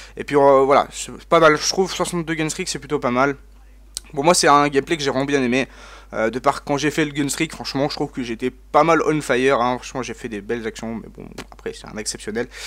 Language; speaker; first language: French; native; French